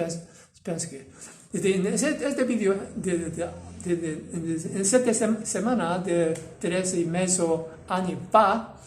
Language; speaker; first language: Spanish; non-native, learner; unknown